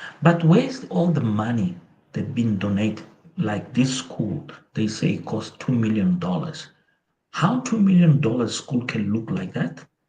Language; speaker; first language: English; non-native, local second language; Portuguese